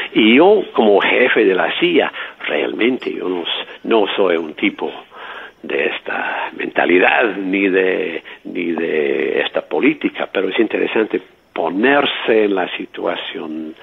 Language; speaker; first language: Spanish; non-native, fluent; English